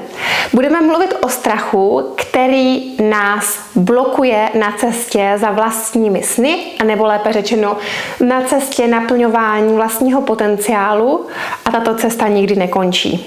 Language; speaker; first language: Czech; native; Czech